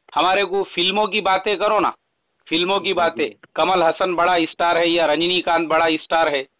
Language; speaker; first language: Hindi; non-native, local second language; Urdu